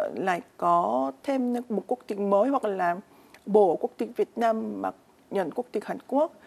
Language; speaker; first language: Vietnamese; non-native, fluent; Korean